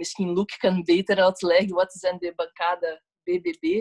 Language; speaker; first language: Dutch; non-native, fluent; Portuguese